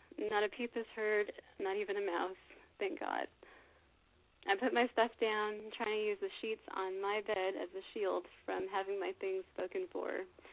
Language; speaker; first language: English; native; English